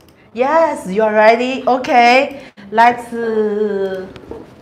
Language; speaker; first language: English; non-native, learner; Chinese